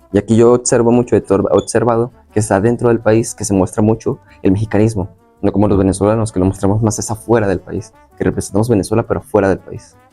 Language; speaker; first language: Spanish; native; Spanish